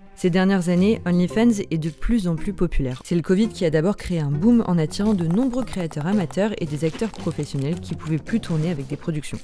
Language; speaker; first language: French; native; French